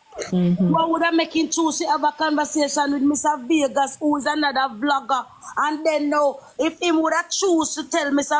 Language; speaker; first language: English; native; English